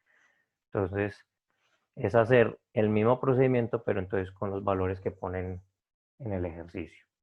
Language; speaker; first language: Spanish; native; Spanish